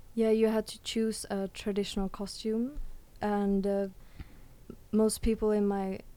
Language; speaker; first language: English; early bilingual, other home language; Swedish